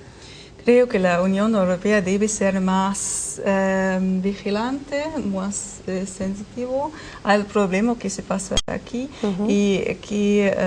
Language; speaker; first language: Spanish; non-native, learner; German